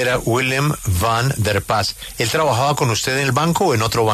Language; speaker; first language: Spanish; native; Spanish